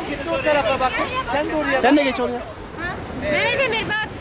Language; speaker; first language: Turkish; native; Turkish